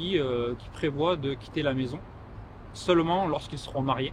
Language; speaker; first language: French; native; French